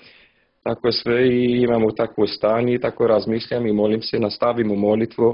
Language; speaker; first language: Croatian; non-native, learner; Arabic